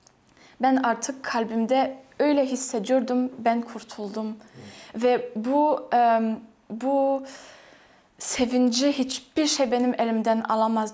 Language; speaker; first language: Turkish; non-native, fluent; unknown